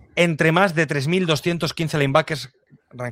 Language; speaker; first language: Spanish; native; Spanish